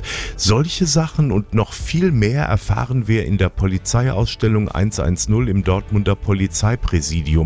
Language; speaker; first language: German; native; German